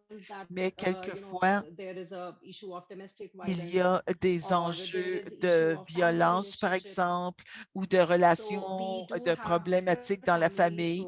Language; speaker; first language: French; non-native, fluent; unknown